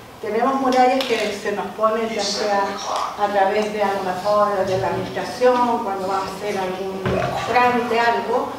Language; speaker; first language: Spanish; native; Spanish